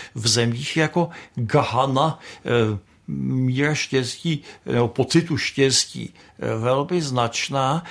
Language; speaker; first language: Czech; native; Czech